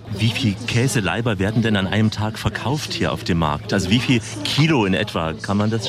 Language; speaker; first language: German; native; German